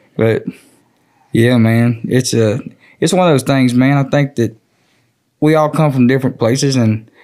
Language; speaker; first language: English; native; English